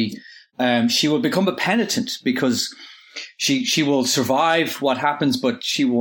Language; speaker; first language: English; native; English